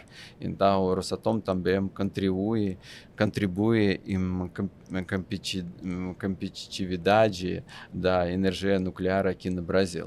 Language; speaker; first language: Portuguese; non-native, fluent; Russian